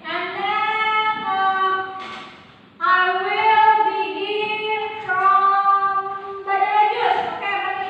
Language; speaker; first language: English; non-native, learner; Indonesian